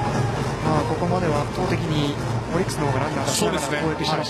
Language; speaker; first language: Japanese; native; Japanese